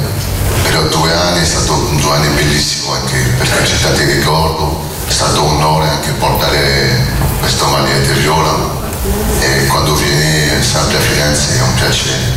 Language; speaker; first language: Italian; non-native, learner; French